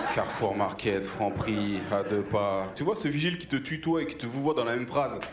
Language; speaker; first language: French; native; French